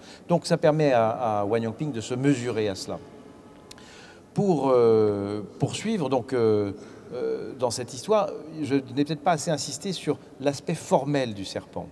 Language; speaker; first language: French; native; French